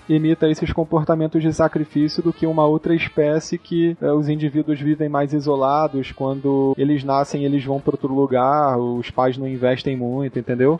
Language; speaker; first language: Portuguese; native; Portuguese